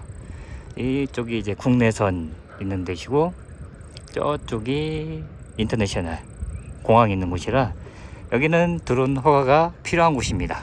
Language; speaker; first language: Korean; native; Korean